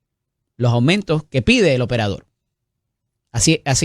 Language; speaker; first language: Spanish; native; Spanish